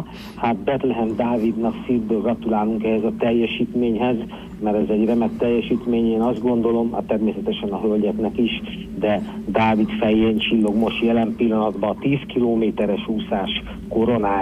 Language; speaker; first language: Hungarian; native; Hungarian